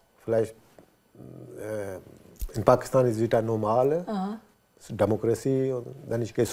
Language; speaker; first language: German; non-native, learner; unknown